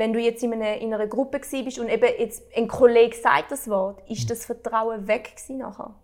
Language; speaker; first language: German; early bilingual, other home language; Albanian